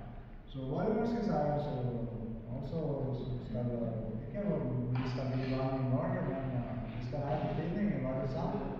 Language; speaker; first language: Norwegian; non-native, learner; Urdu